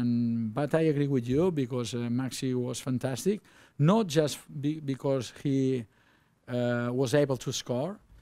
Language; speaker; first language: English; non-native, learner; Spanish